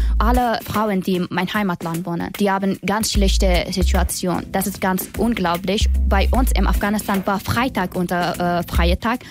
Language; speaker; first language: German; non-native, learner; Persian